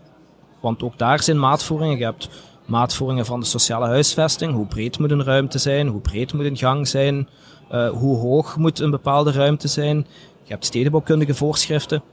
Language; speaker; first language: Dutch; native; Dutch